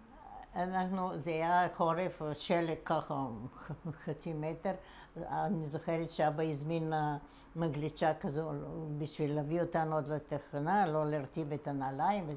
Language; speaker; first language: Hebrew; non-native, fluent; Bulgarian